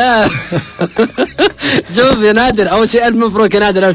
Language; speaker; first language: Arabic; native; Arabic